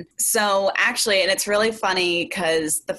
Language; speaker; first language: English; native; English